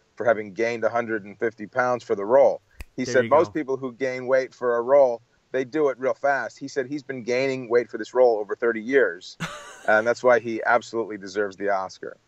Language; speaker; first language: English; native; English